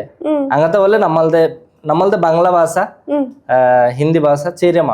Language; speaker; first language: Malayalam; non-native, local second language; Bangla